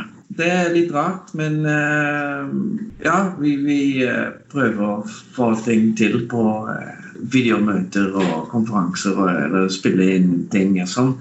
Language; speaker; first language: Norwegian; non-native, fluent; Dutch